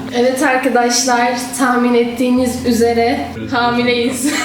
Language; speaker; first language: Turkish; native; Turkish